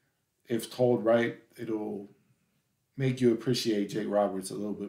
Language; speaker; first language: English; native; English